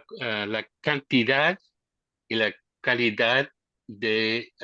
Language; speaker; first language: Spanish; non-native, learner; English